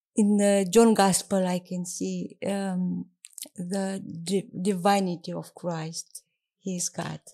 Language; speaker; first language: English; non-native, learner; Romanian